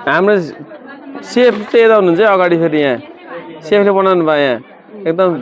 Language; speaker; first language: Nepali; non-native, local second language; Eastern Tamang